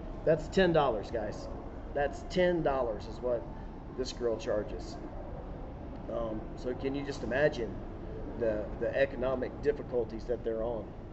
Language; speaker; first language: English; native; English